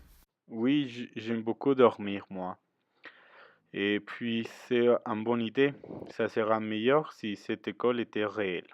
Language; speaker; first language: French; non-native, learner; Spanish